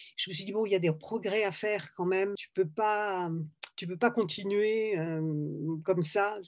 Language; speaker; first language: French; native; French